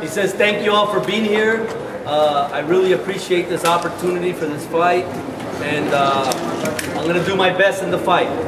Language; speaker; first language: English; early bilingual, other home language; Spanish